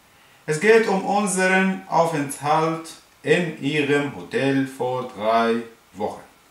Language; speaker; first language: German; non-native, fluent; Arabic